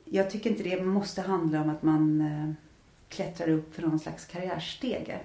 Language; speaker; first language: Swedish; native; Swedish